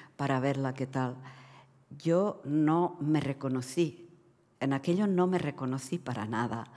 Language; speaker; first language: Spanish; non-native, fluent; Czech